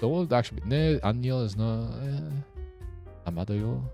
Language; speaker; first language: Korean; non-native, learner; English